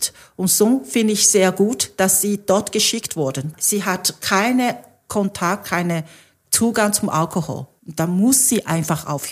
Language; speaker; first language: German; non-native, fluent; Chinese